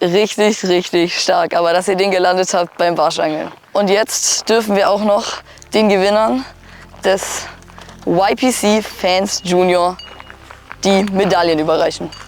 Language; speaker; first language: German; native; German